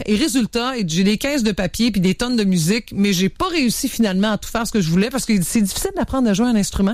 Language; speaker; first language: French; native; French